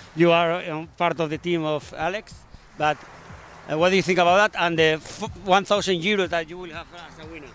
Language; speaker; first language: English; non-native, learner; Spanish